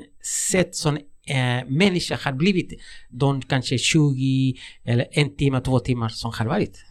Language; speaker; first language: Swedish; non-native, fluent; Spanish